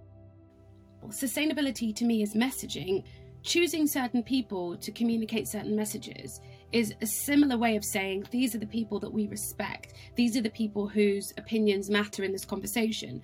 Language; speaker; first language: English; native; English